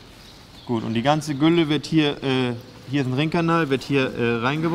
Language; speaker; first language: German; native; German